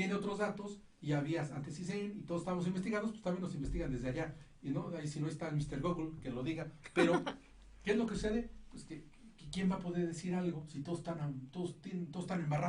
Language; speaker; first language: Spanish; native; Spanish